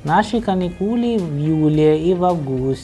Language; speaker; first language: Russian; non-native, fluent; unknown